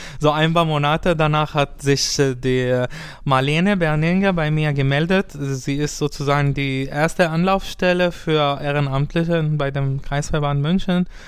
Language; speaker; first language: German; non-native, fluent; Arabic